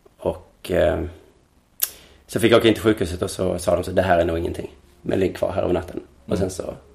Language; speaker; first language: Swedish; native; Swedish